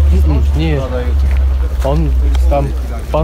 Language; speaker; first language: Russian; native; Russian